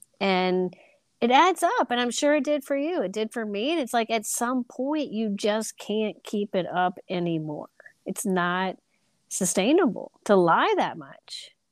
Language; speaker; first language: English; native; English